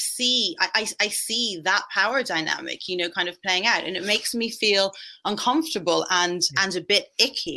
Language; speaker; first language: English; native; English